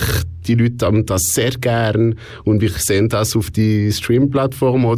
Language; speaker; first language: German; non-native, local second language; French